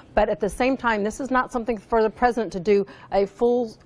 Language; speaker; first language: English; native; English